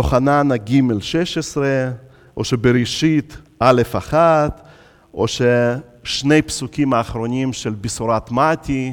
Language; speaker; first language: Hebrew; non-native, fluent; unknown